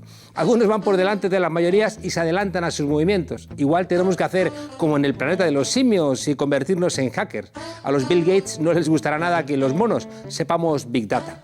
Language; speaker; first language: Spanish; native; Spanish